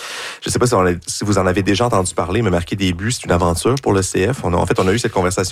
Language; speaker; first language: French; native; French